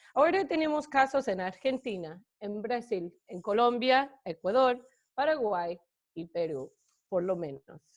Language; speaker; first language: Spanish; non-native, fluent; English